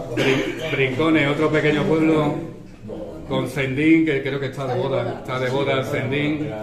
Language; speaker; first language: Spanish; native; Spanish